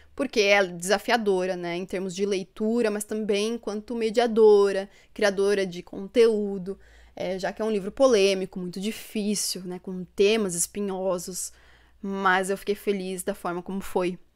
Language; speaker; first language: Portuguese; native; Portuguese